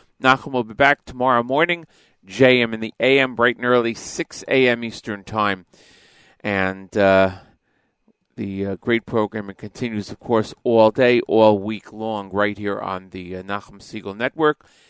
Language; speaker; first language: English; native; English